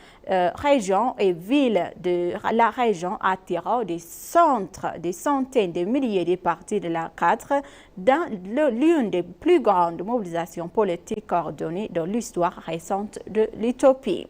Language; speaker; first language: French; non-native, fluent; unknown